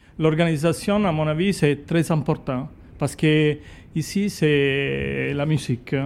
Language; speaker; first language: French; non-native, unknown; Italian